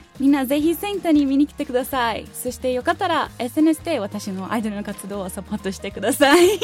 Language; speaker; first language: Japanese; non-native, learner; Portuguese